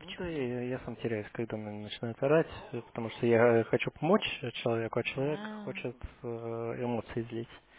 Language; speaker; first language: Russian; native; Russian